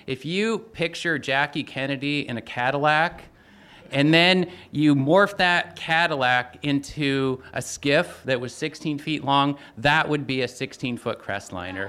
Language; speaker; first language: English; native; English